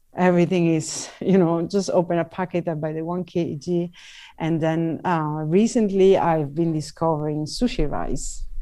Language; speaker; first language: English; non-native, fluent; Italian